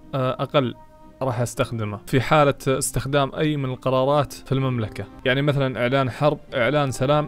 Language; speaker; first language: Arabic; native; Arabic